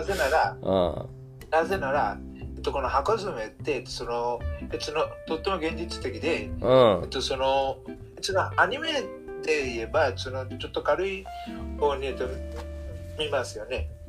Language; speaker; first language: Japanese; non-native, learner; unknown